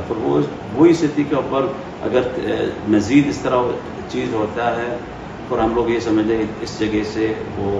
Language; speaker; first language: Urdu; non-native, fluent; Arabic